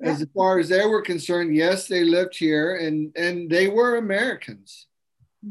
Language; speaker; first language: English; native; English